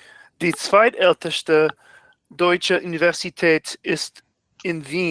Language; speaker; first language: German; non-native, learner; English